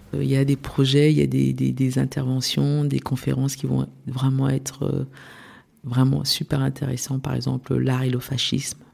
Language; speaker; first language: French; early bilingual, other home language; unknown